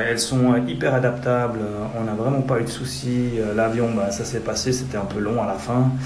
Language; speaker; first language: French; native; French